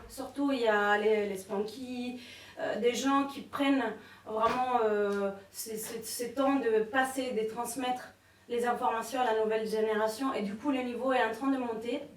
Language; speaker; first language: French; non-native, fluent; Italian